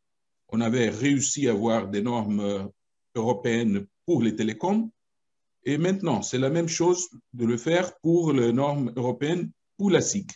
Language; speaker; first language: French; non-native, fluent; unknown